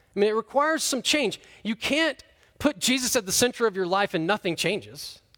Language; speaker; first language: English; native; English